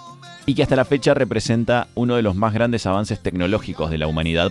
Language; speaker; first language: Spanish; native; Spanish